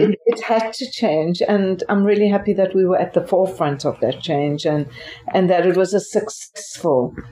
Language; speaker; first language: English; native; English